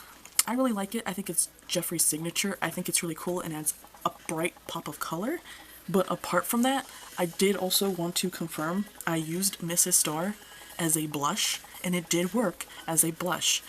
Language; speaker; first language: English; native; English